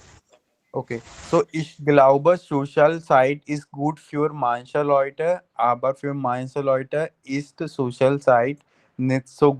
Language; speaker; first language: German; non-native, fluent; Hindi